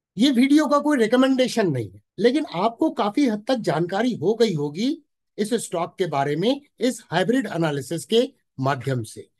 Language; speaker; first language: Hindi; native; Hindi